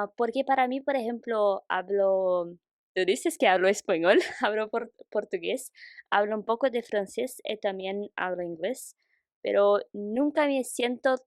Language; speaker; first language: Spanish; non-native, fluent; Portuguese